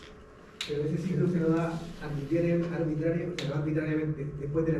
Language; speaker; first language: Spanish; native; Spanish